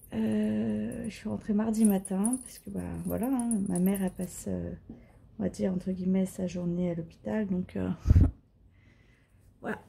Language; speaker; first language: French; native; French